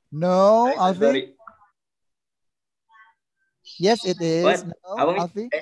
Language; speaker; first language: English; non-native, learner; Indonesian